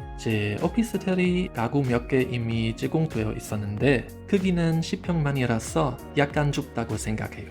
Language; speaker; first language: Korean; non-native, fluent; German